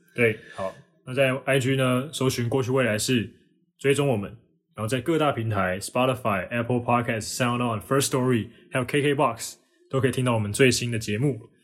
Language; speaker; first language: Chinese; native; Chinese